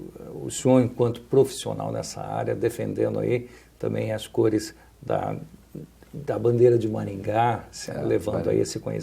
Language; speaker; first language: Portuguese; native; Portuguese